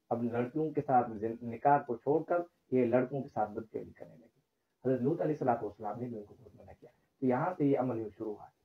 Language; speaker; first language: Urdu; non-native, local second language; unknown